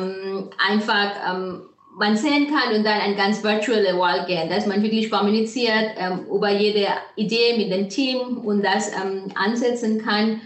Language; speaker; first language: German; non-native, fluent; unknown